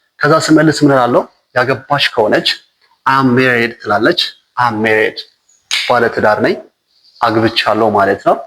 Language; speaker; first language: Amharic; native; Amharic